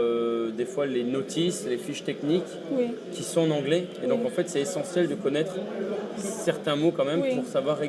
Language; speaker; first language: French; native; French